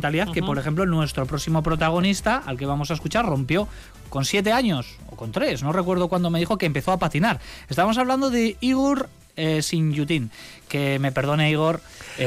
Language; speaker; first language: Spanish; native; Spanish